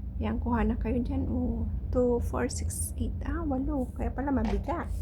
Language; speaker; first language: Filipino; non-native, local second language; Iloko